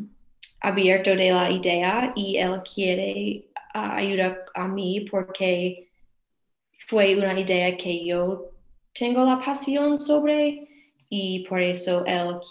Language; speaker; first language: Spanish; non-native, learner; English